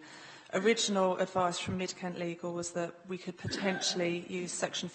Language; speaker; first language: English; native; English